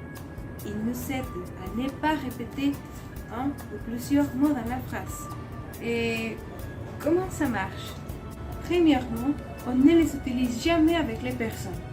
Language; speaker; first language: French; non-native, learner; Spanish